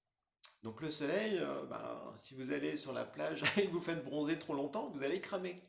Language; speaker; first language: French; native; French